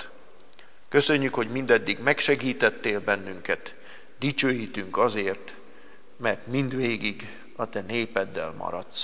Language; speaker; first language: Hungarian; native; Hungarian